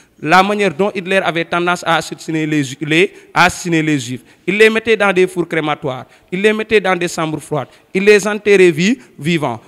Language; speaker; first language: French; non-native, local second language; Wolof